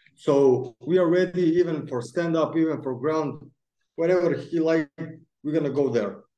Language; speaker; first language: English; non-native, fluent; Macedonian